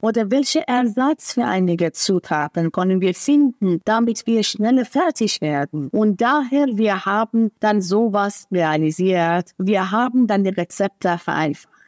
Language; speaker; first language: German; non-native, fluent; Persian